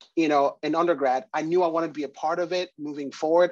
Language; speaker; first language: English; early bilingual, other home language; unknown